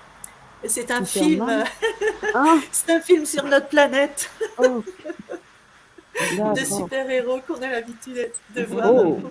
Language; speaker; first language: French; native; French